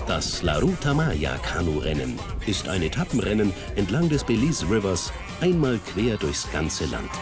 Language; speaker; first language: German; native; German